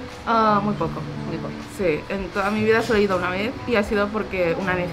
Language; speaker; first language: Spanish; early bilingual, other home language; Chinese